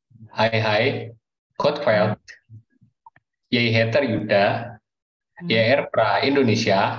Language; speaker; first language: Norwegian; non-native, learner; Indonesian